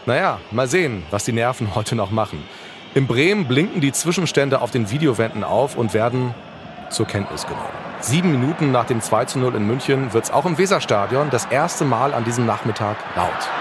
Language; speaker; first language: German; native; German